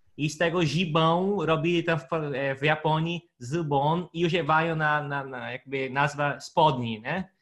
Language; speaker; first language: Polish; non-native, fluent; Portuguese